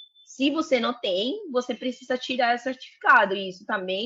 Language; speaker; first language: Portuguese; non-native, fluent; Spanish